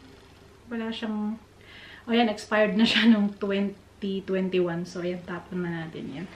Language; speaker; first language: Filipino; native; Filipino